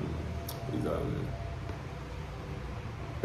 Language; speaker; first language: English; non-native, learner; French